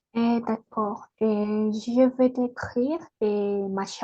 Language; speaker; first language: French; non-native, learner; Spanish